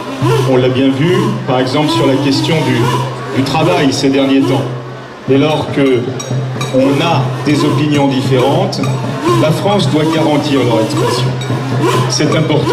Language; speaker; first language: French; native; French